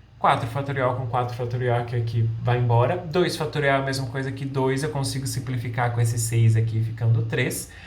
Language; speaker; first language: Portuguese; native; Portuguese